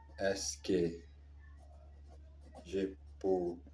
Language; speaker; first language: French; non-native, learner; Portuguese